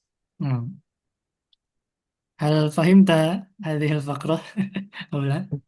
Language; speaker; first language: Arabic; non-native, fluent; Indonesian